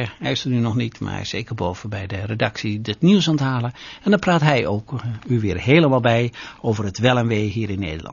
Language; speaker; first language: Dutch; native; Dutch